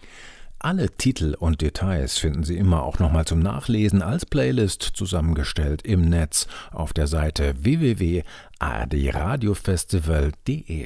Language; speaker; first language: German; native; German